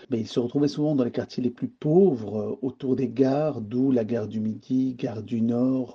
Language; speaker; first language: French; early bilingual, other home language; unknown